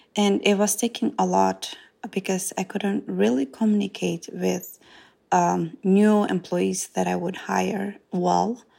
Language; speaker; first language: English; non-native, fluent; Macedonian